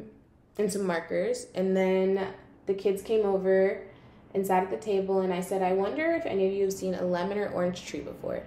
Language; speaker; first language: English; native; English